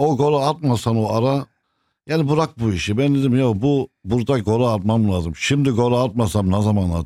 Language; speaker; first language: Turkish; non-native, fluent; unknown